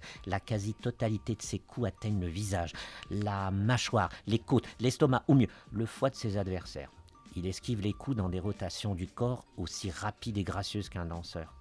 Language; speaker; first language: French; native; French